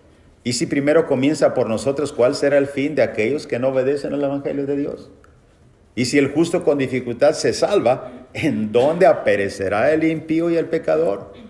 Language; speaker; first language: Spanish; native; Spanish